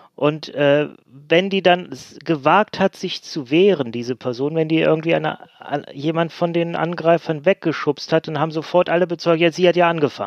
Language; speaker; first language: German; native; German